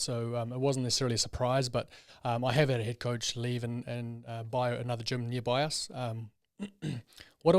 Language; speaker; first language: English; native; English